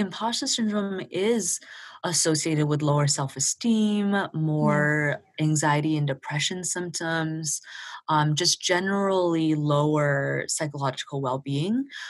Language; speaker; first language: English; early bilingual, other home language; Chinese